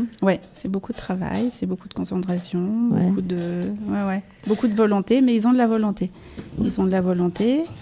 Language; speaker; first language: French; native; French